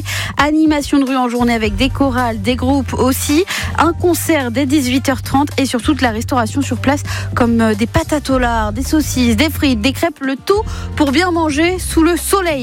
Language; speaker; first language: French; native; French